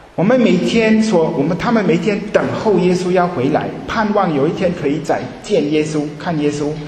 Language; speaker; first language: Chinese; early bilingual, heritage; Chinese